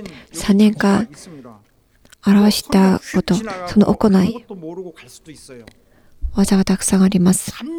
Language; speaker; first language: Japanese; non-native, learner; Korean